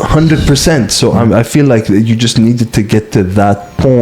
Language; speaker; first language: English; native; English